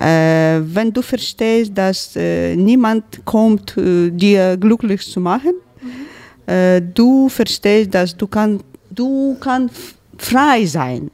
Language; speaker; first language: German; non-native, learner; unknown